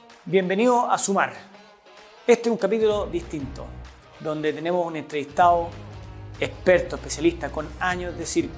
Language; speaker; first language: Spanish; native; Spanish